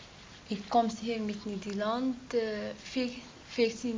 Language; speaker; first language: Dutch; non-native, learner; Arabic